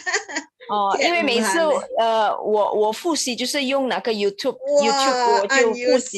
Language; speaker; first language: Chinese; non-native, learner; Indonesian